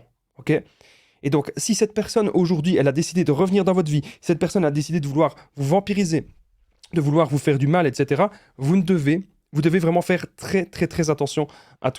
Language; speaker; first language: French; native; French